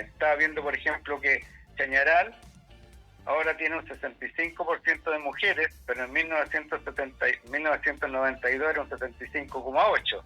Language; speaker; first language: Spanish; native; Spanish